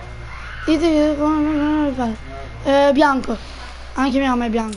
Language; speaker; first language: Portuguese; non-native, fluent; Italian